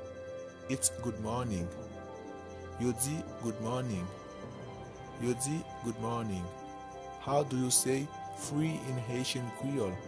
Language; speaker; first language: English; non-native, fluent; Haitian Creole